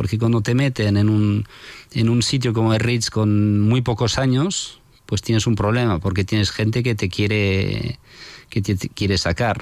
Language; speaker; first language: Spanish; non-native, fluent; French